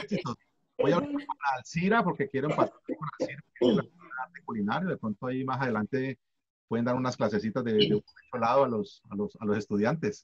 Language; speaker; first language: Spanish; native; Spanish